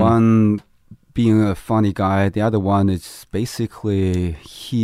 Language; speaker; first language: English; non-native, fluent; Chinese